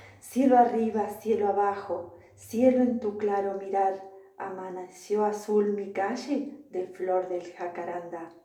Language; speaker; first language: Spanish; native; Spanish